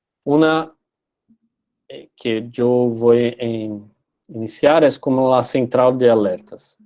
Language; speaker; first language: Spanish; non-native, learner; Portuguese